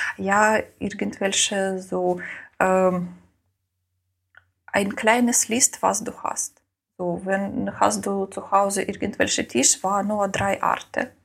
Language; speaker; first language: German; non-native, learner; Ukrainian